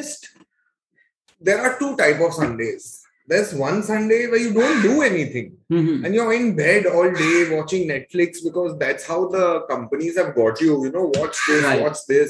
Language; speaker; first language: English; non-native, local second language; Hindi